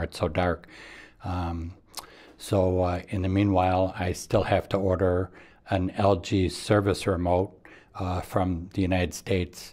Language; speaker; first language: English; native; English